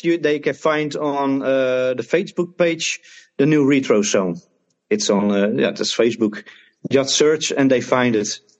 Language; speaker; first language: English; non-native, learner; Dutch